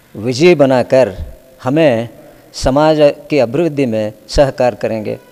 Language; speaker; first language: Hindi; non-native, local second language; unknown